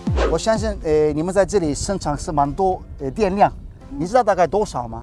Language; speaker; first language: Chinese; non-native, fluent; Turkish